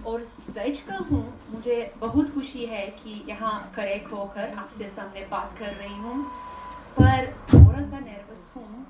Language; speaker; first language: Hindi; non-native, fluent; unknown